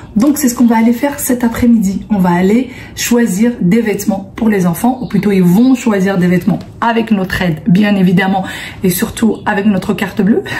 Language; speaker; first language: French; early bilingual, other home language; Arabic